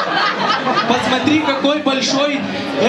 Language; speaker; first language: Russian; non-native, learner; Lithuanian